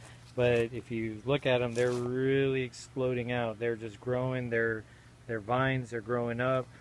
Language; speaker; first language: English; native; English